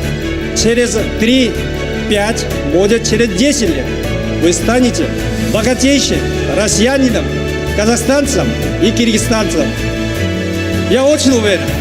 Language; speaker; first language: Russian; non-native, learner; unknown